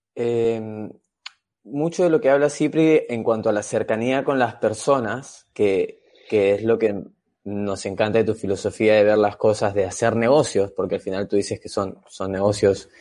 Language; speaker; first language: Spanish; native; Spanish